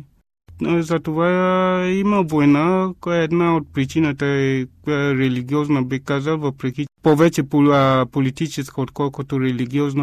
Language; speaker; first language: Bulgarian; non-native, fluent; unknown